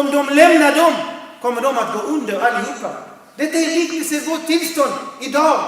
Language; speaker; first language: Swedish; non-native, fluent; Arabic